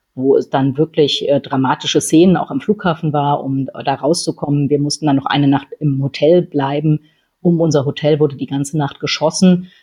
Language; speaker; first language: German; native; German